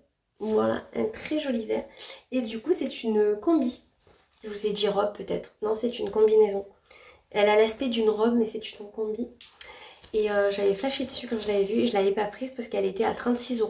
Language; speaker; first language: French; native; French